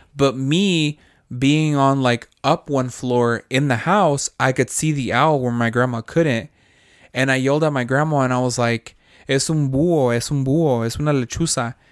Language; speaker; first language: English; early bilingual, other home language; Spanish